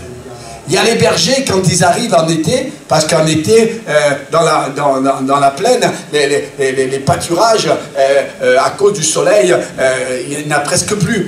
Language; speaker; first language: French; native; French